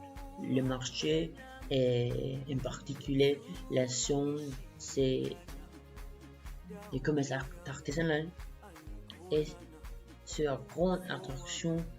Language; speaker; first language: French; non-native, learner; Spanish